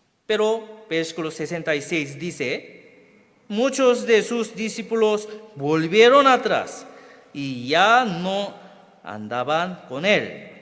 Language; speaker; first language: Spanish; non-native, fluent; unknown